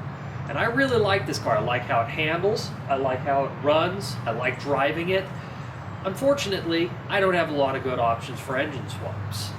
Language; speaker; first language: English; native; English